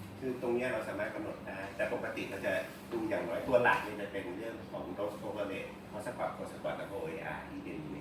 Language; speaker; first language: Thai; native; Thai